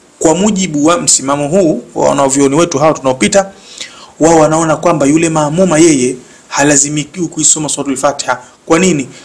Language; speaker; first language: Swahili; native; Swahili